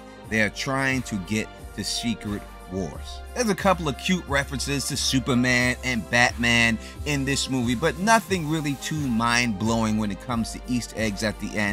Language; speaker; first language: English; native; English